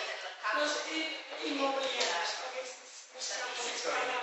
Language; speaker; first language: Spanish; non-native, fluent; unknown